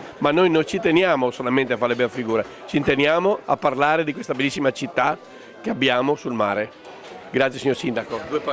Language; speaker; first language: Italian; native; Italian